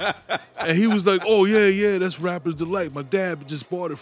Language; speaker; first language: English; native; English